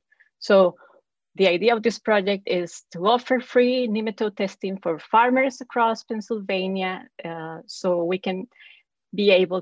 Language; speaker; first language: English; non-native, fluent; Spanish